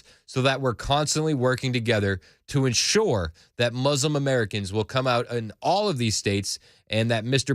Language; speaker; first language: English; native; English